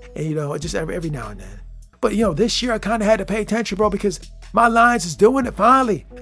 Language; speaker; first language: English; native; English